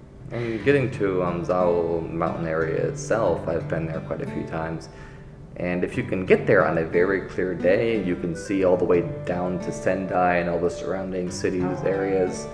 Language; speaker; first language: English; native; English